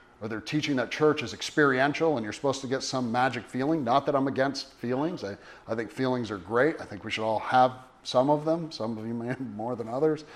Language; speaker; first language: English; native; English